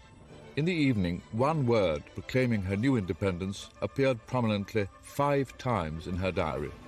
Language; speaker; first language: English; native; English